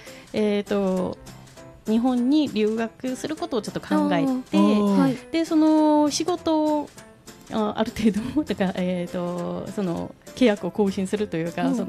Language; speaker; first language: Japanese; non-native, fluent; Korean